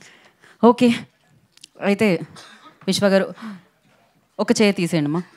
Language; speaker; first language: Telugu; native; Telugu